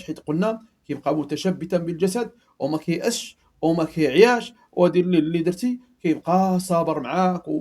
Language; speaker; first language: Arabic; native; Arabic